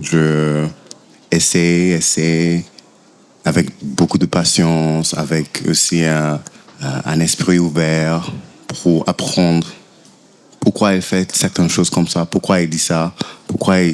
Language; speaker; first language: French; non-native, fluent; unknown